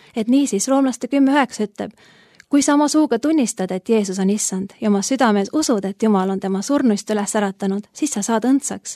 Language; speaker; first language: Estonian; native; Estonian